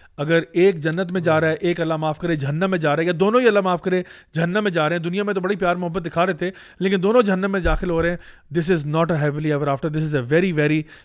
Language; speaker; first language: Urdu; native; Urdu